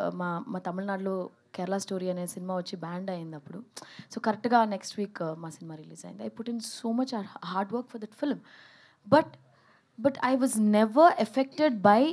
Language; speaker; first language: Telugu; early bilingual, heritage; Telugu